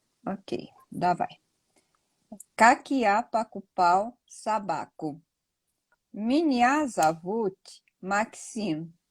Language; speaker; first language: Russian; non-native, learner; Portuguese